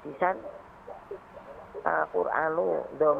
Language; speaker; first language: Arabic; non-native, learner; Indonesian